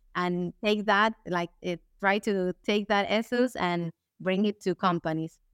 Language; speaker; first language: English; non-native, fluent; Spanish